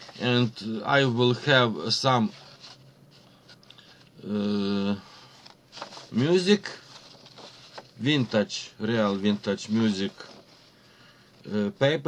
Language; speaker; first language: English; non-native, learner; Ukrainian